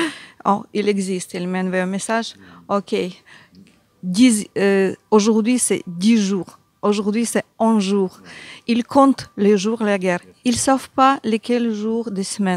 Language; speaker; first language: French; non-native, learner; Ukrainian